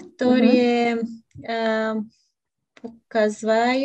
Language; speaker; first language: Russian; non-native, learner; Bulgarian